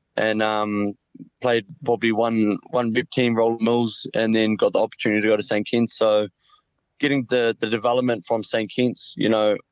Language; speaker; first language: English; early bilingual, other home language; Samoan